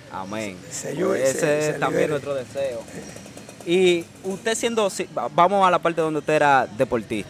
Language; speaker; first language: Spanish; native; Spanish